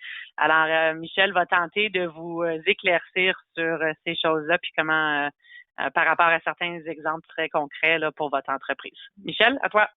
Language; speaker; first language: French; native; French